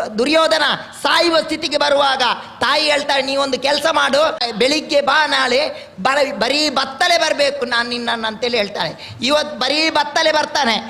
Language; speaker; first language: Kannada; non-native, local second language; Tulu